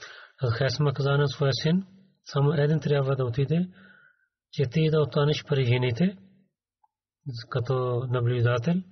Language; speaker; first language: Bulgarian; non-native, learner; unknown